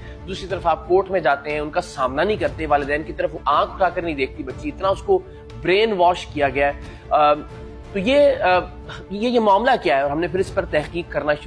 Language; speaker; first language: Urdu; native; Urdu